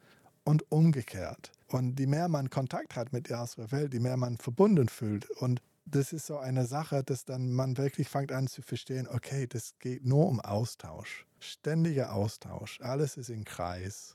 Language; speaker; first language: German; non-native, fluent; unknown